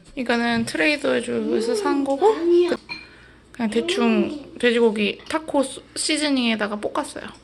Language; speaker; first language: Korean; native; Korean